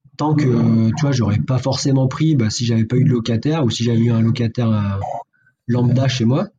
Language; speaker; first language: French; native; French